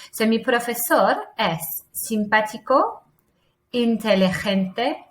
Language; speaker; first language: Spanish; non-native, fluent; English